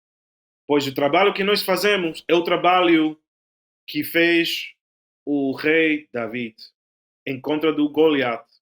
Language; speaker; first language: Portuguese; non-native, fluent; Spanish